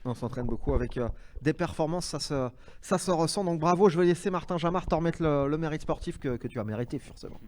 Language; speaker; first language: French; native; French